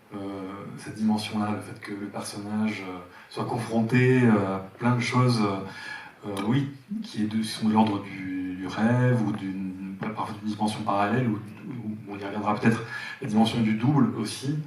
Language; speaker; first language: French; native; French